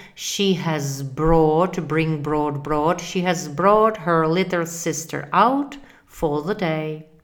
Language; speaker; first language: English; non-native, fluent; Czech